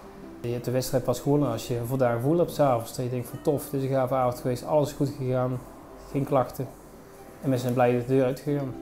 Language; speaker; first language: Dutch; native; Dutch